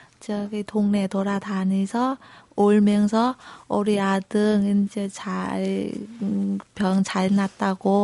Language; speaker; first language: Korean; non-native, local second language; Vietnamese